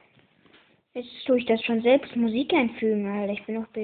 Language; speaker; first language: German; native; German